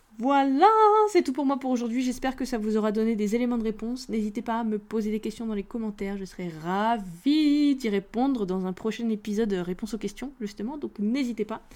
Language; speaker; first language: French; native; French